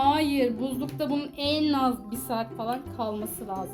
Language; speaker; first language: Turkish; native; Turkish